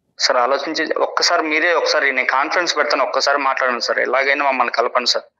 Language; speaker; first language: Telugu; native; Telugu